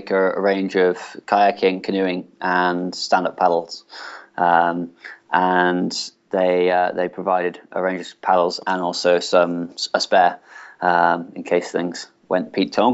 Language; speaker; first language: English; native; English